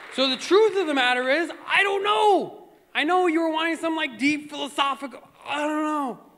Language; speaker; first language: English; native; English